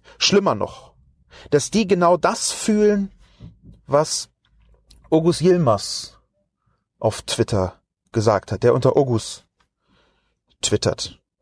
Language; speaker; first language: German; native; German